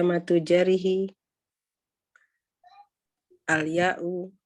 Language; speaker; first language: Arabic; non-native, learner; Indonesian